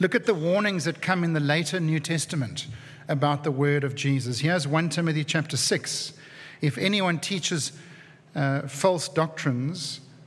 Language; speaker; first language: English; native; English